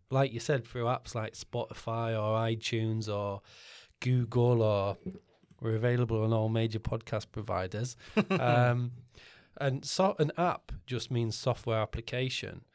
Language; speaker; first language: English; native; English